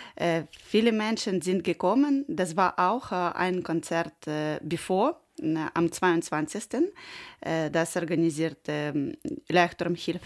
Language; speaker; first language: German; non-native, learner; Ukrainian